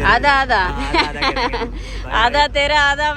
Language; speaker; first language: Hindi; non-native, local second language; Telugu